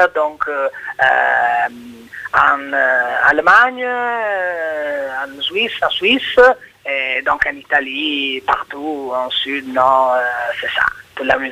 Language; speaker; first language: French; non-native, learner; Italian